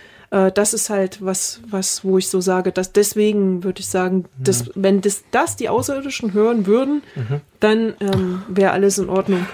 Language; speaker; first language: German; native; German